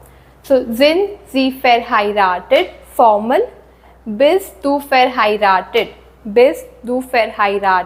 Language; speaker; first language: German; non-native, fluent; Hindi